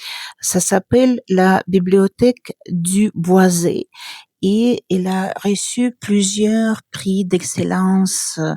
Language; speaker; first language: French; non-native, fluent; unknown